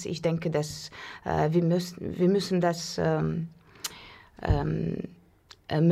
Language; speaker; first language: German; non-native, fluent; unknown